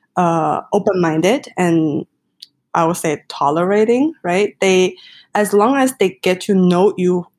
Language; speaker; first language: English; non-native, fluent; Chinese